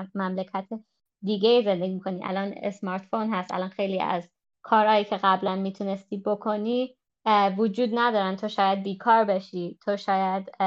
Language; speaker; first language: Persian; early bilingual, heritage; Persian